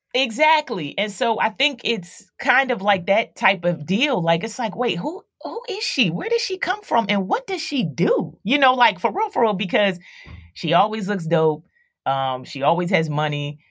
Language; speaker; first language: English; native; English